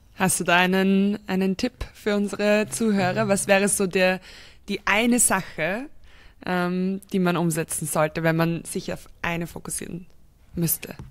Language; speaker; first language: German; native; German